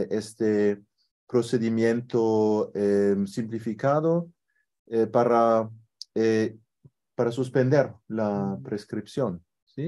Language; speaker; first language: Spanish; non-native, fluent; German